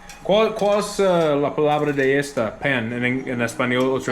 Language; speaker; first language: Spanish; non-native, learner; English